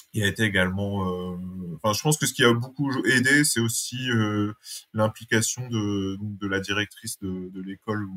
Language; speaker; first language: French; native; French